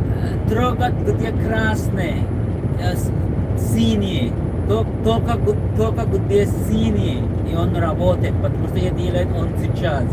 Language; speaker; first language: Russian; non-native, learner; English